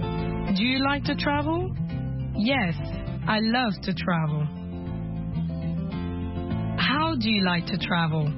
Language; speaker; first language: English; non-native, fluent; French